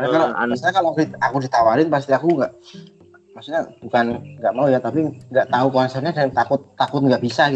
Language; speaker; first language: Indonesian; native; Indonesian